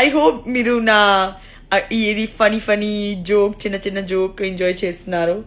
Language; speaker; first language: Telugu; non-native, learner; Gujarati